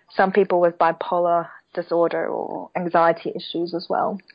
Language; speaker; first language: English; non-native, local second language; Cantonese